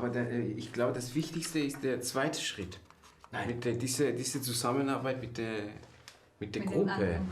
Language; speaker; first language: German; non-native, fluent; Persian